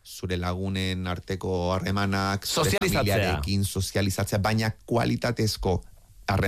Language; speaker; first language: Basque; native; Basque